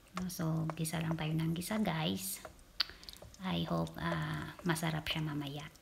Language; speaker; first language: Filipino; non-native, local second language; Hiligaynon